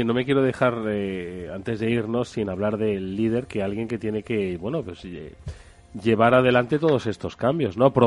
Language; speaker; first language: Spanish; native; Spanish